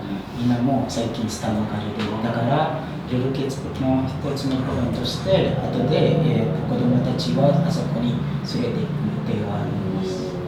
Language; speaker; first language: Japanese; non-native, fluent; Indonesian